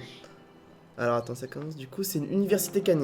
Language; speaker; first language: French; native; French